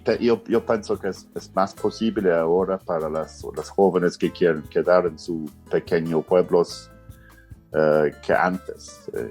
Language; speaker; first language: Spanish; non-native, fluent; English